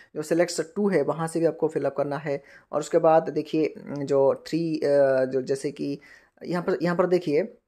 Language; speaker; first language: Hindi; non-native, local second language; Bangla